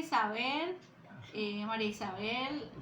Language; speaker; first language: Spanish; native; Spanish